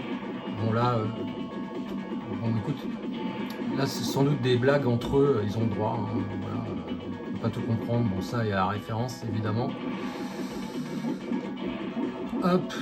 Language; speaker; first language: French; native; French